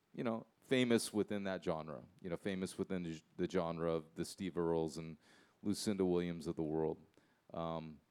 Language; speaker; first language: English; native; English